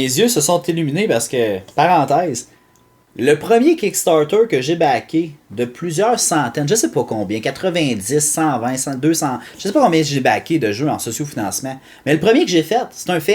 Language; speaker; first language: French; native; French